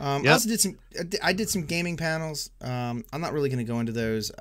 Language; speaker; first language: English; native; English